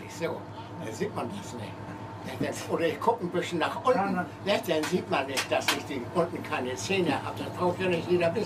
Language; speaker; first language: German; non-native, learner; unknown